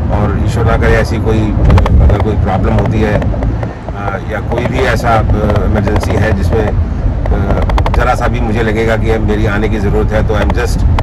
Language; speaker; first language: Hindi; non-native, local second language; Punjabi